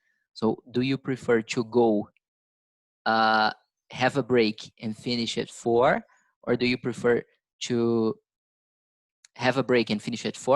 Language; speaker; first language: English; non-native, fluent; Portuguese